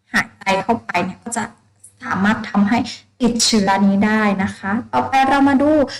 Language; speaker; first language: Thai; native; Thai